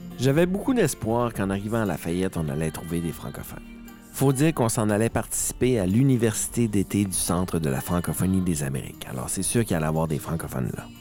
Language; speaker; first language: French; native; French